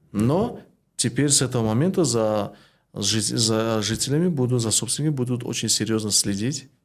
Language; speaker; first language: Russian; non-native, local second language; Tajik